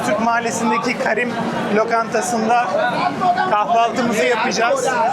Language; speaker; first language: Turkish; native; Turkish